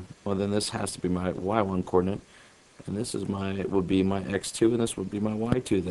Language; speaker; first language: English; native; English